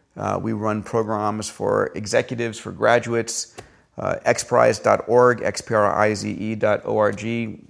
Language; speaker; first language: English; early bilingual, other home language; Greek